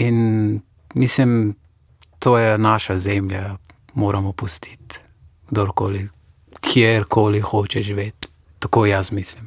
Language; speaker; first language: Slovenian; non-native, fluent; Persian